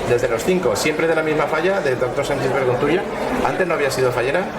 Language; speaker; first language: Spanish; native; Spanish